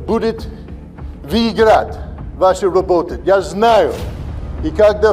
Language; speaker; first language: Russian; non-native, learner; English